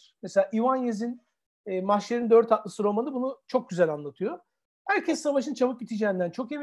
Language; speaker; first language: Turkish; native; Turkish